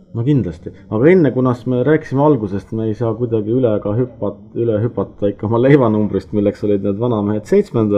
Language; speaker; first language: Estonian; non-native, local second language; Russian